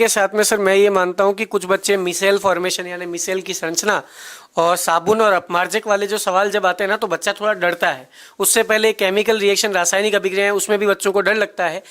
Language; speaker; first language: Hindi; native; Hindi